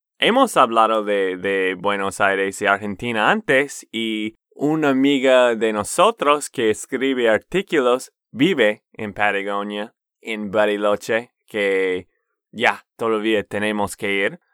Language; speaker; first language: Spanish; non-native, fluent; English